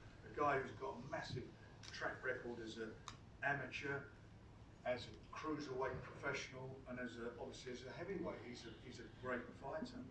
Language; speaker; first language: English; native; English